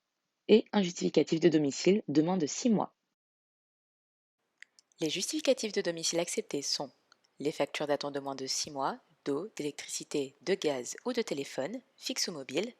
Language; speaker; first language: French; native; French